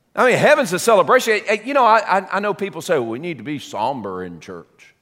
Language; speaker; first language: English; native; English